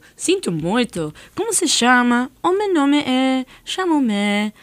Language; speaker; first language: Portuguese; non-native, learner; Spanish